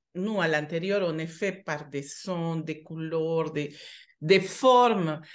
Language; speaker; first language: French; non-native, fluent; Spanish